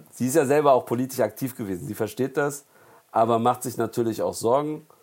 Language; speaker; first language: German; early bilingual, other home language; Turkish